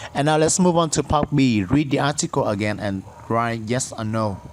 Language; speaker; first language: English; non-native, fluent; Vietnamese